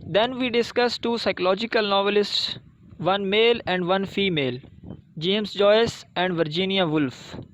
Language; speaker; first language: English; non-native, local second language; Urdu